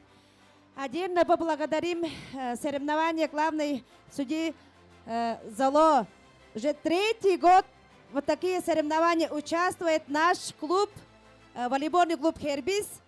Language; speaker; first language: Russian; non-native, learner; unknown